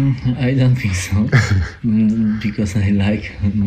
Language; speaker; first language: English; non-native, learner; Polish